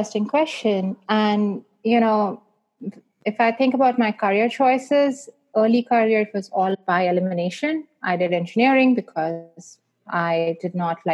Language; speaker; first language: English; non-native, local second language; Hindi